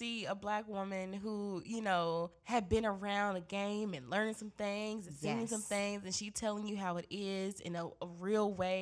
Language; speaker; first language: English; native; English